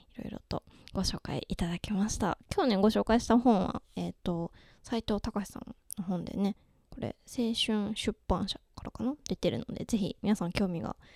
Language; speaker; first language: Japanese; native; Japanese